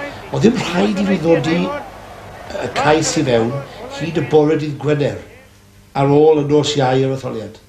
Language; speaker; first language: Welsh; native; Welsh